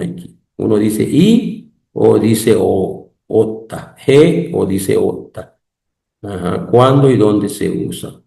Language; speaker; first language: Spanish; non-native, local second language; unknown